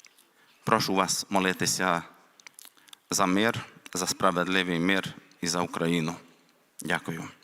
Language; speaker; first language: Ukrainian; non-native, local second language; Hungarian